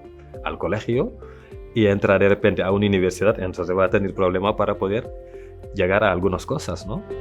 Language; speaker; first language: Spanish; non-native, local second language; French